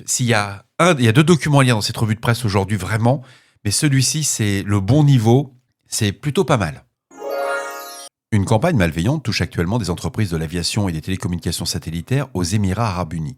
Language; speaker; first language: French; native; French